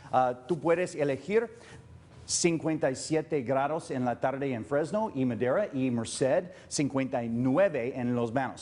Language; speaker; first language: Spanish; non-native, learner; English